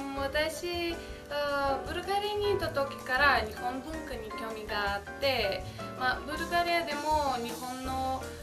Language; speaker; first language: Japanese; non-native, fluent; Bulgarian